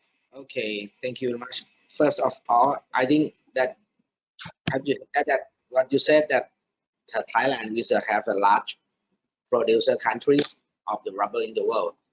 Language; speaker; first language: English; non-native, learner; Thai